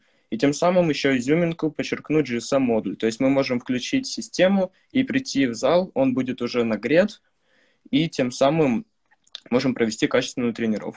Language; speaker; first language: Russian; native; Russian